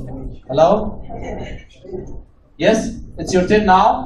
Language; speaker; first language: English; non-native, learner; Arabic